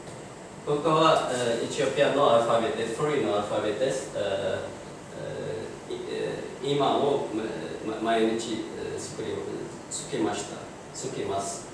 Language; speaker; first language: Japanese; non-native, learner; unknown